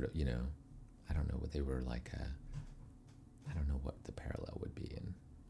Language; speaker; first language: English; native; English